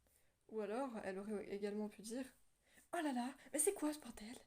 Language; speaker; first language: French; native; French